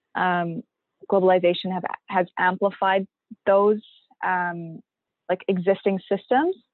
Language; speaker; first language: English; native; English